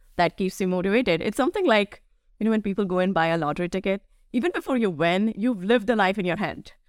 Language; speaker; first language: English; non-native, local second language; Hindi